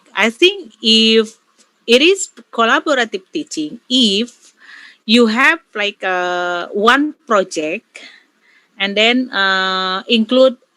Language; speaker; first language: English; non-native, learner; Indonesian